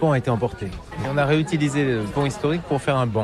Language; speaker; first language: French; native; French